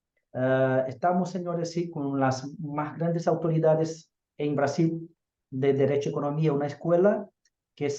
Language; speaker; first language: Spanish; non-native, fluent; Portuguese